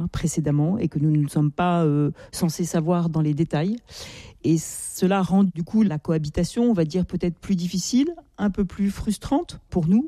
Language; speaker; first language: French; native; French